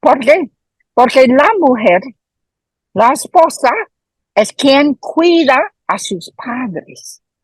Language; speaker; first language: Spanish; non-native, fluent; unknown